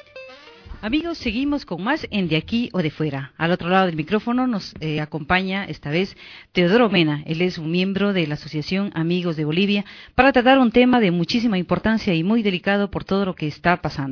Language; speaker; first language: Spanish; native; Spanish